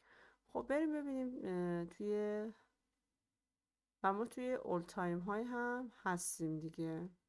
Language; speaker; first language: Persian; native; Persian